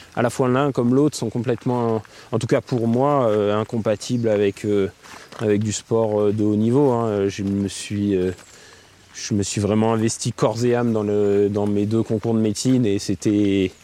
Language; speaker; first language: French; native; French